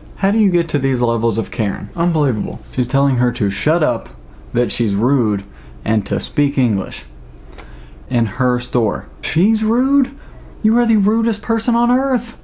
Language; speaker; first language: English; native; English